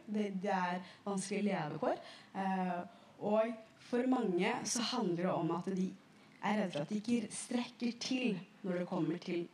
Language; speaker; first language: Norwegian; early bilingual, other home language; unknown